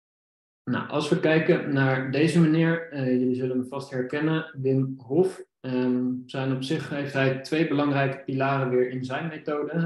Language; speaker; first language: Dutch; native; Dutch